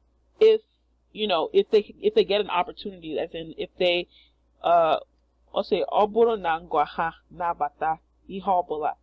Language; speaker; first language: Igbo; non-native, learner; English